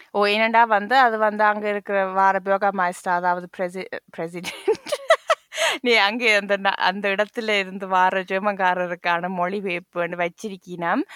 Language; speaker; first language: Tamil; early bilingual, heritage; Tamil